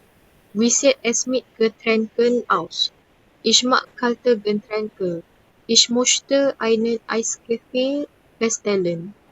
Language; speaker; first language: German; non-native, learner; Malay